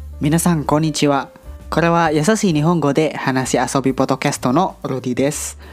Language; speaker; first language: Japanese; non-native, learner; Indonesian